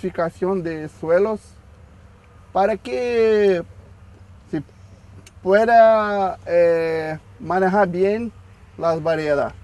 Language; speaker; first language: Spanish; non-native, fluent; Portuguese